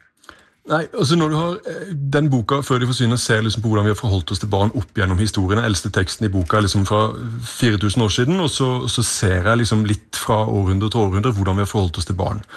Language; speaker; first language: Norwegian; native; Norwegian